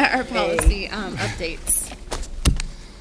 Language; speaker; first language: English; native; English